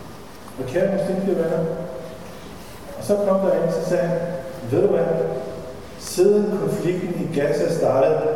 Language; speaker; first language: Danish; non-native, fluent; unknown